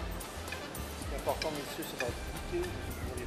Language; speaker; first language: French; native; French